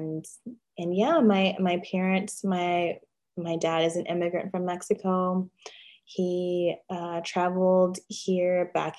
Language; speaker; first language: English; native; English